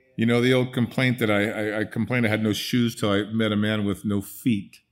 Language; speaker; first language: English; early bilingual, other home language; Dutch